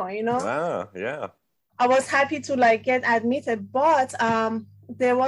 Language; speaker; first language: English; non-native, fluent; Persian